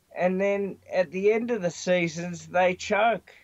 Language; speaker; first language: English; native; English